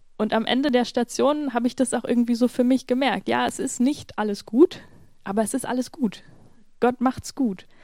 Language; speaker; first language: German; native; German